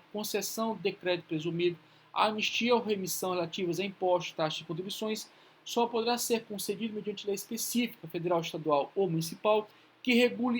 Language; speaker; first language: Portuguese; native; Portuguese